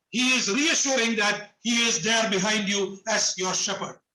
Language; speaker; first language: English; non-native, local second language; Malayalam